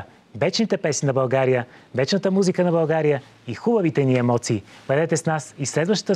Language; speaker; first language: Bulgarian; native; Bulgarian